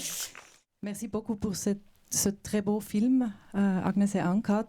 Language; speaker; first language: French; non-native, local second language; German